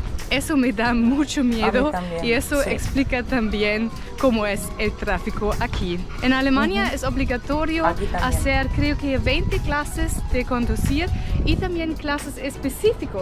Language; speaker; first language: Spanish; non-native, fluent; German